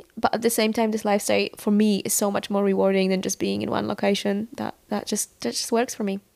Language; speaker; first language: English; non-native, fluent; Polish